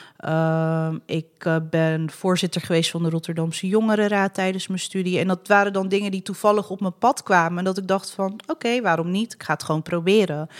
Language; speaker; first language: Dutch; early bilingual, other home language; Arabic